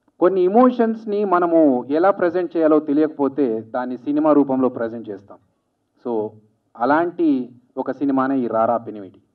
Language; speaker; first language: Telugu; native; Telugu